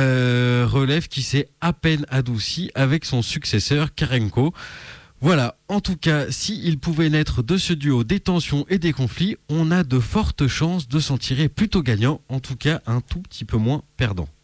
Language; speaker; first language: French; native; French